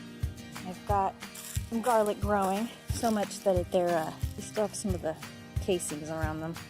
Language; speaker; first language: English; native; English